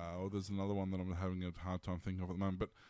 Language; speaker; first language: English; native; English